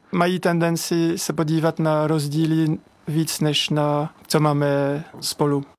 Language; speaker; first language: Czech; non-native, fluent; French